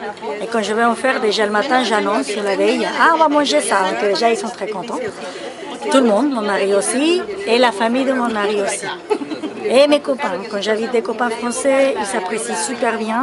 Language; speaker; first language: French; non-native, fluent; Spanish